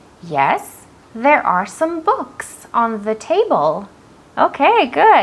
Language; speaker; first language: English; non-native, fluent; Spanish